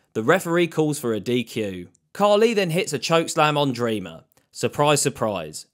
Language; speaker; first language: English; native; English